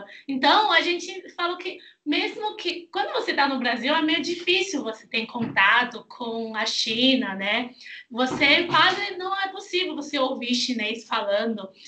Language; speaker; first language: Portuguese; non-native, fluent; Chinese